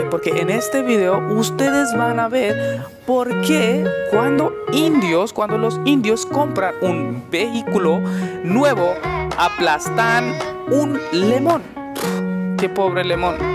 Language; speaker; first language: Spanish; non-native, learner; Hindi